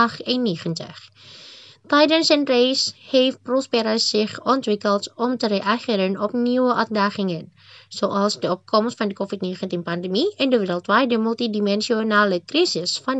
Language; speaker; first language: Dutch; non-native, fluent; Indonesian